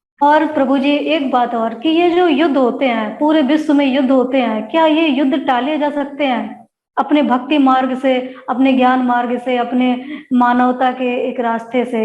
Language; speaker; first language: Hindi; native; Hindi